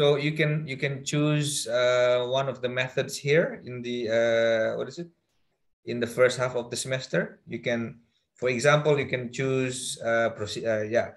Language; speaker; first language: English; non-native, fluent; Indonesian